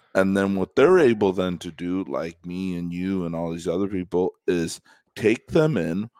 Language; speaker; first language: English; native; English